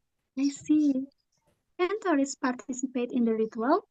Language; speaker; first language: English; non-native, learner; Indonesian